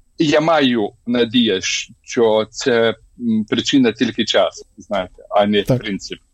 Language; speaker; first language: Ukrainian; non-native, learner; Lithuanian